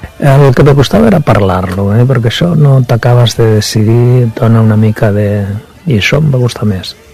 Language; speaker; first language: Catalan; non-native, local second language; Spanish